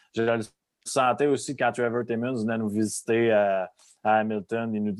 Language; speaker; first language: French; native; French